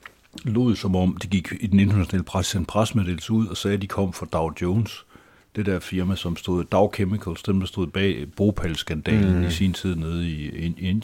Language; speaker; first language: Danish; native; Danish